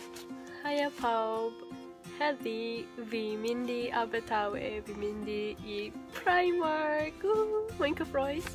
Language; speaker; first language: Welsh; non-native, learner; Malay